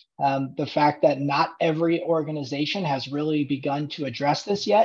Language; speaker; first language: English; native; English